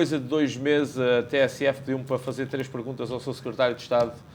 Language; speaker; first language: Portuguese; native; Portuguese